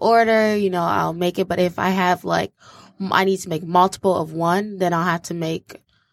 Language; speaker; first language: English; native; English